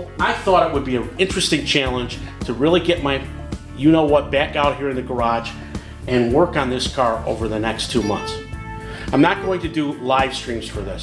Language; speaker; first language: English; native; English